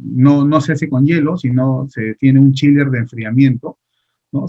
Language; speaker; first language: Spanish; native; Spanish